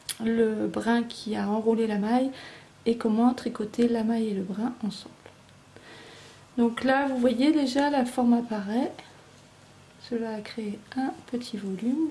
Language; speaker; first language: French; native; French